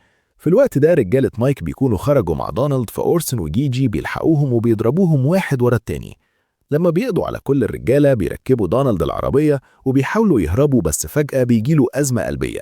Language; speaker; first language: Arabic; native; Arabic